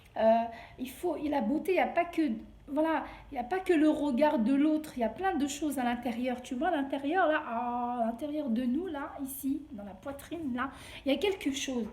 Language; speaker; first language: French; early bilingual, other home language; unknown